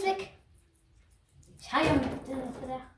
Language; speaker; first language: Mongolian; early bilingual, heritage; Mongolian